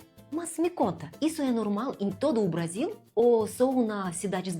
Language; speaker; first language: Portuguese; non-native, fluent; Russian